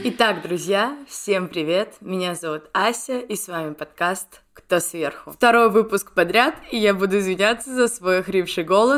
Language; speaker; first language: Russian; native; Russian